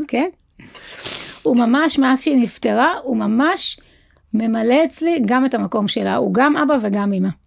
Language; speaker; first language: Hebrew; native; Hebrew